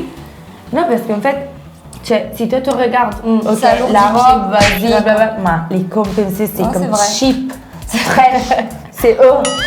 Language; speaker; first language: French; non-native, learner; Italian